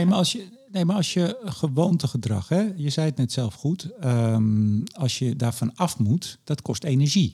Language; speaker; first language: Dutch; native; Dutch